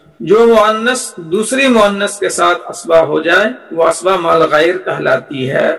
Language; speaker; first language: Urdu; native; Urdu